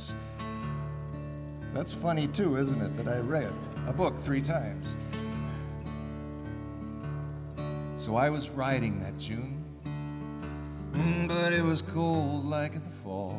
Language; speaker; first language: English; native; English